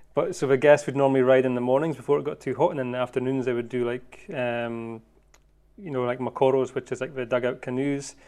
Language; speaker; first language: English; native; English